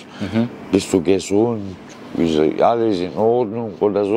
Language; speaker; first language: German; non-native, learner; Romanian